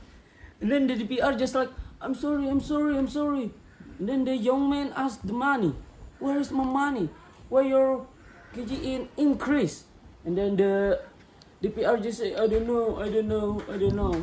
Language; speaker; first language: English; non-native, learner; Indonesian